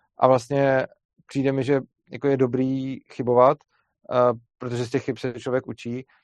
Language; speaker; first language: Czech; native; Czech